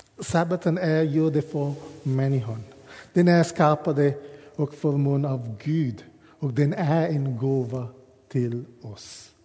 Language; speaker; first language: Swedish; non-native, fluent; English